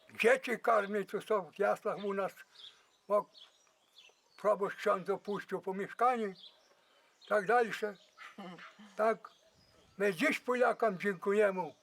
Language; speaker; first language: Polish; early bilingual, heritage; Polish